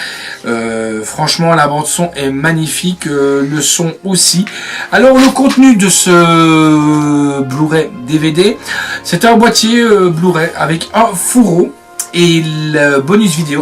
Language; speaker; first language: French; native; French